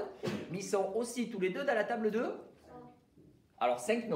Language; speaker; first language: French; native; French